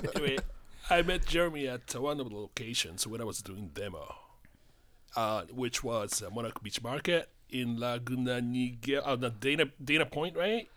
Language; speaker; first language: English; non-native, fluent; Japanese